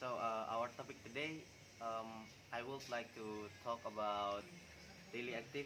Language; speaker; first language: English; non-native, learner; Indonesian